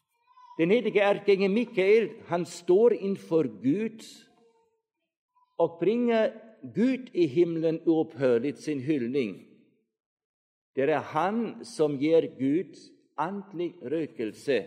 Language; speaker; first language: Swedish; non-native, fluent; German